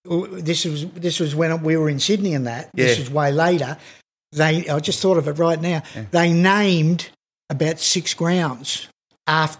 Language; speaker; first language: English; native; English